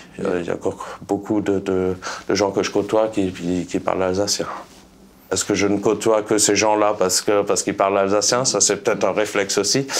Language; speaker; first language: French; non-native, local second language; Swiss German